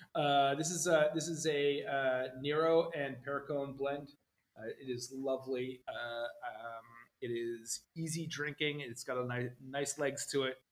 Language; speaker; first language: English; native; English